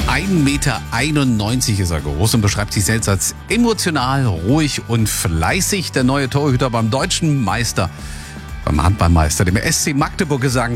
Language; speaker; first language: German; native; German